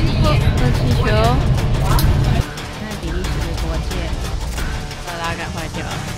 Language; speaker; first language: Chinese; native; Chinese